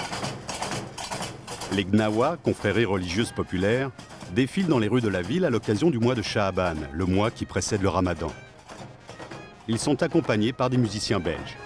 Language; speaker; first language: French; native; French